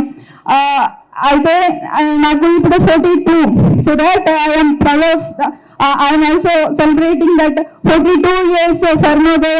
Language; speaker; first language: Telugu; non-native, learner; Malayalam